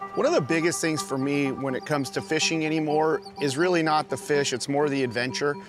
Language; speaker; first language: English; native; English